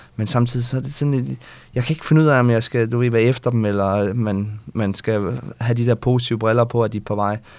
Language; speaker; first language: Danish; native; Danish